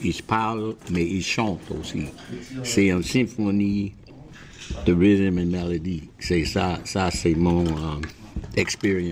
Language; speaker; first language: French; non-native, fluent; English